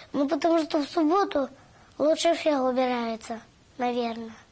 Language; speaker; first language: Russian; native; Russian